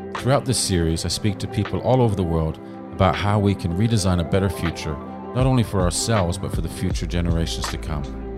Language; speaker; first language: English; native; English